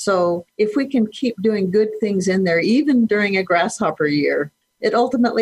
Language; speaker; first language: English; native; English